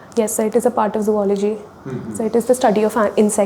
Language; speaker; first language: English; non-native, local second language; Hindi